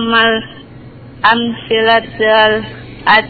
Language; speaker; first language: Arabic; non-native, learner; Indonesian